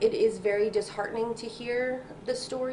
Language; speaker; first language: English; native; English